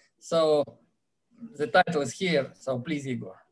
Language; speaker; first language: English; non-native, fluent; Russian